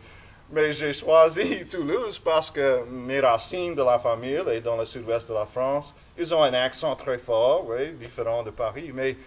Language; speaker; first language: French; non-native, local second language; English